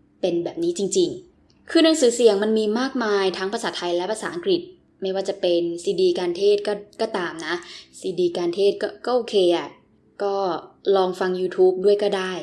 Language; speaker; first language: Thai; native; Thai